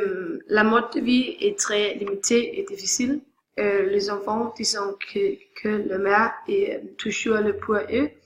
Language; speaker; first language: French; non-native, learner; Swedish